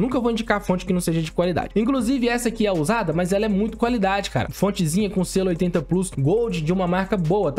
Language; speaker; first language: Portuguese; native; Portuguese